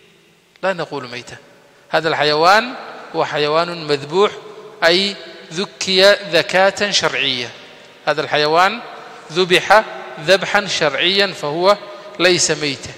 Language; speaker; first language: Arabic; non-native, fluent; Somali